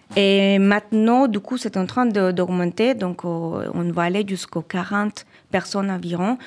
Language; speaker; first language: French; non-native, fluent; Spanish